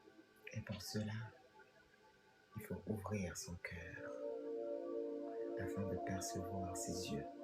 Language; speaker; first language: French; native; French